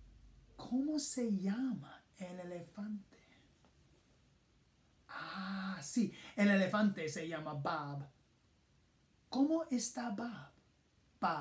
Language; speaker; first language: Spanish; non-native, fluent; English